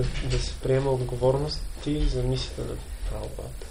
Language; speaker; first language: Bulgarian; native; Bulgarian